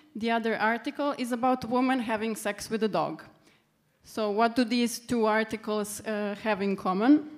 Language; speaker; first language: English; non-native, fluent; Serbian